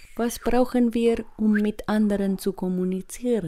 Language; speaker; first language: German; non-native, fluent; Romanian